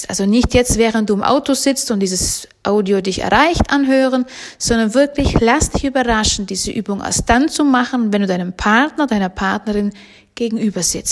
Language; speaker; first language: German; native; German